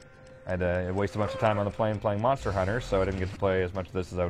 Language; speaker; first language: English; native; English